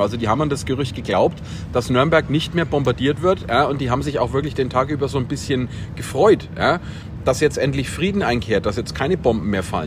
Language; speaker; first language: German; native; German